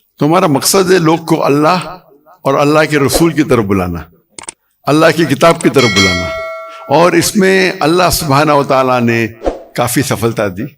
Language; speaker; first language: Urdu; non-native, local second language; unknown